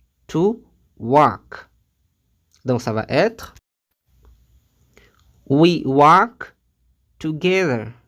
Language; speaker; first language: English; non-native, fluent; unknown